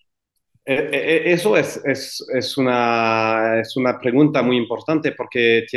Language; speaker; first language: Spanish; non-native, fluent; French